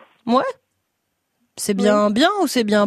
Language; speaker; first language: French; native; French